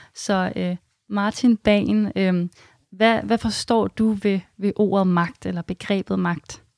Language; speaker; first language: Danish; native; Danish